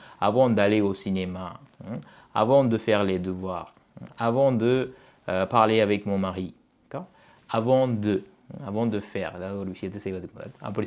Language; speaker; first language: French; non-native, fluent; Tamil